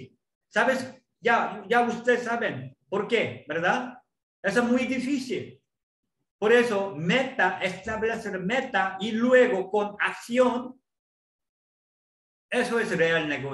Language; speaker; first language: Spanish; non-native, learner; Korean